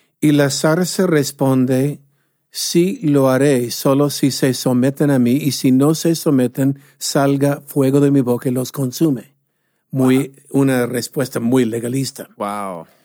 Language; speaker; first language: Spanish; non-native, fluent; English